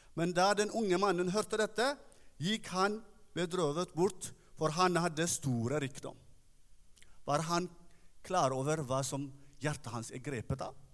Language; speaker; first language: Norwegian; non-native, fluent; Tigrinya